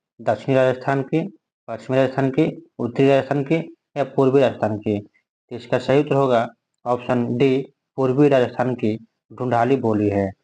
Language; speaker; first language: Hindi; native; Hindi